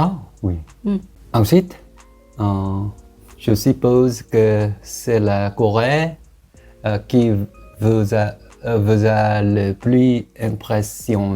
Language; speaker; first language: French; non-native, learner; Korean